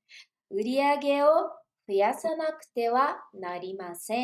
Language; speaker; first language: Japanese; non-native, learner; Portuguese